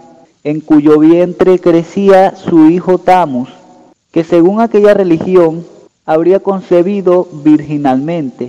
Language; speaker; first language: Spanish; native; Spanish